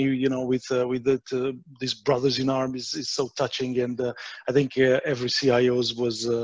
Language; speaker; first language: English; non-native, fluent; Romanian